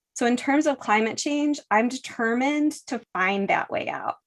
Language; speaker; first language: English; native; English